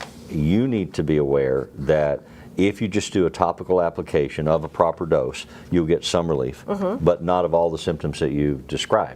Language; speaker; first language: English; native; English